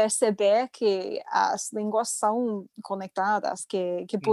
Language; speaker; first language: Portuguese; non-native, fluent; English